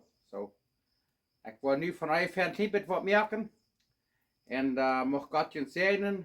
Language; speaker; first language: German; non-native, learner; Plautdietsch